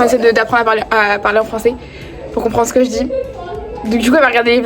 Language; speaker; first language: French; native; French